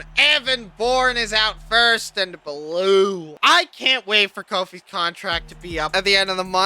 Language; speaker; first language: English; native; English